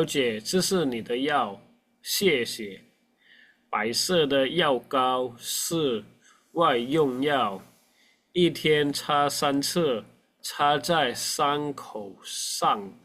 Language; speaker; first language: Chinese; non-native, fluent; Indonesian